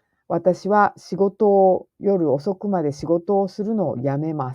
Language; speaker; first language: Japanese; non-native, fluent; English